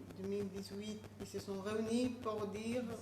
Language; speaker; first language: French; non-native, fluent; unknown